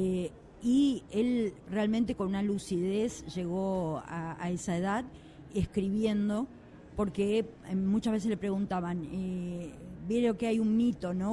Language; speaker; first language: Spanish; native; Spanish